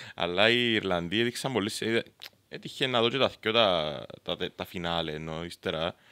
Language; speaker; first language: Greek; native; Greek